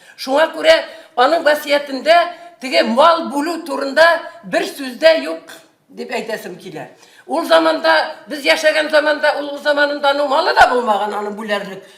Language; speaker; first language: Tatar; native; Tatar